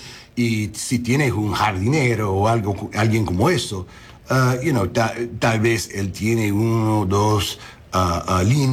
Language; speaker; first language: Spanish; early bilingual, heritage; English